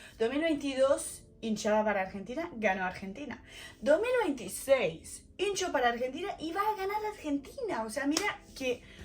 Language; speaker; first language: Spanish; non-native, fluent; French